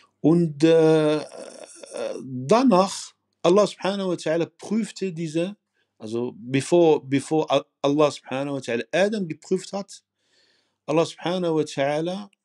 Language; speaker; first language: German; non-native, fluent; Arabic